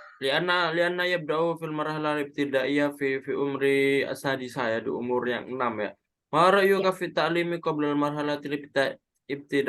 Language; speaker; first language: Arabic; non-native, fluent; Indonesian